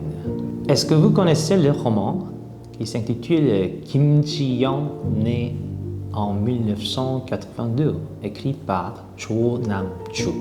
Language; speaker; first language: French; non-native, fluent; Korean